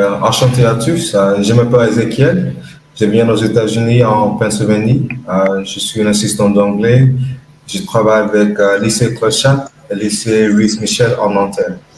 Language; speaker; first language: French; non-native, learner; English